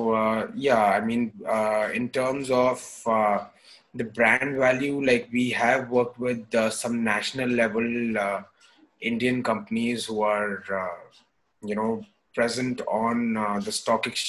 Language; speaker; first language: English; non-native, local second language; Hindi